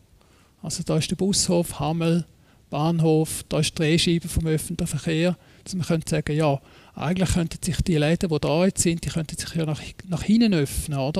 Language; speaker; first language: German; native; German